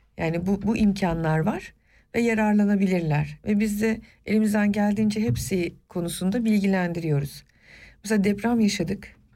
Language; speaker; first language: Turkish; non-native, local second language; Kurdish